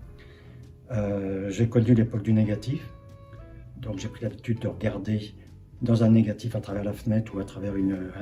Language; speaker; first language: French; native; French